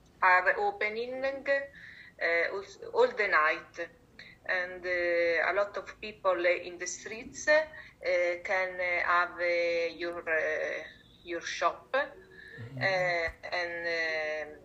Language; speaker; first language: English; non-native, learner; Italian